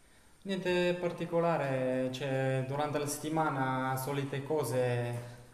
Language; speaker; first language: Italian; non-native, learner; Bulgarian